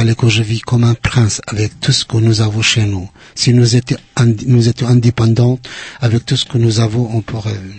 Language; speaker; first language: French; non-native, fluent; Arabic